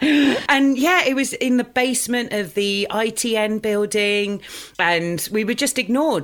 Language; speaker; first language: English; native; English